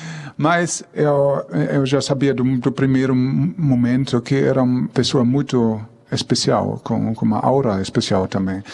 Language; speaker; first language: Portuguese; non-native, fluent; German